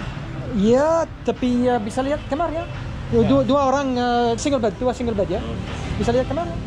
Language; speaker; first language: Indonesian; non-native, learner; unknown